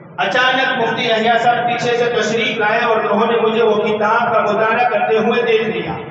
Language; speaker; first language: Urdu; non-native, local second language; Gujarati